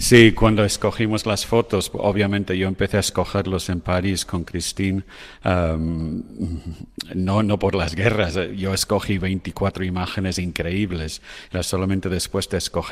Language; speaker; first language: Spanish; non-native, fluent; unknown